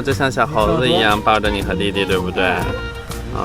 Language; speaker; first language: Chinese; native; Chinese